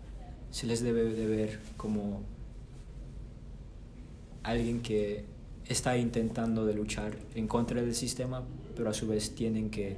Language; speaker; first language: Spanish; early bilingual, heritage; Spanish